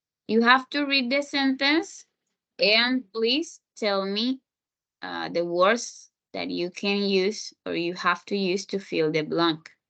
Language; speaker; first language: English; non-native, fluent; Spanish